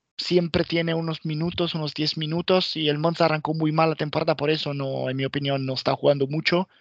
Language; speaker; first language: Spanish; non-native, fluent; Italian